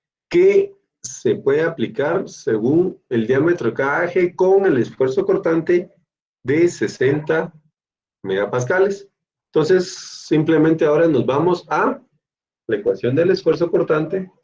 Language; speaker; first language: Spanish; native; Spanish